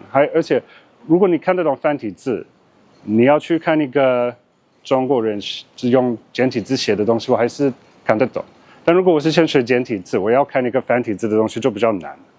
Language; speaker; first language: Chinese; non-native, fluent; English